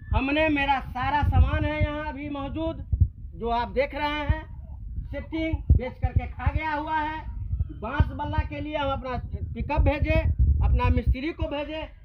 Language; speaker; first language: Hindi; native; Hindi